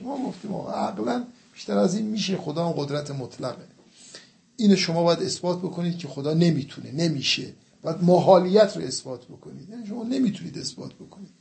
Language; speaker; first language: Persian; native; Persian